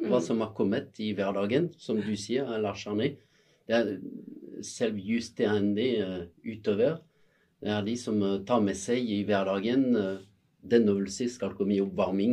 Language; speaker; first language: Norwegian; non-native, fluent; French